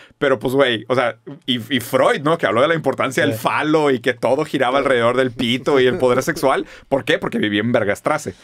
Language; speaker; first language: Spanish; non-native, fluent; German